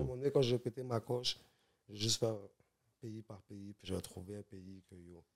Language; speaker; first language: French; early bilingual, other home language; Arabic